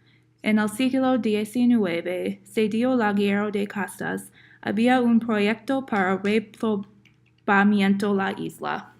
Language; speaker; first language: Spanish; non-native, learner; English